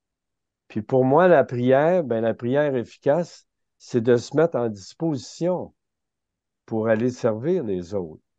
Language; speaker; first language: French; native; French